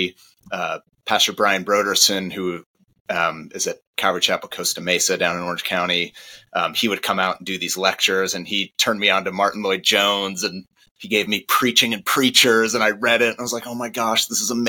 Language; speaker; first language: English; native; English